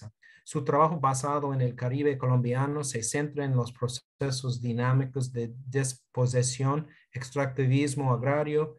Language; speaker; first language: Spanish; non-native, fluent; English